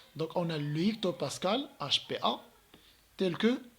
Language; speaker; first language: French; non-native, local second language; Arabic